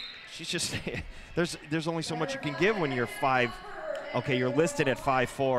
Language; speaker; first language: English; native; English